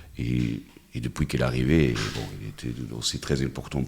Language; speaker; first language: French; non-native, fluent; Portuguese